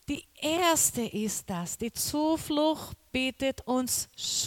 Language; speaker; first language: German; non-native, learner; Portuguese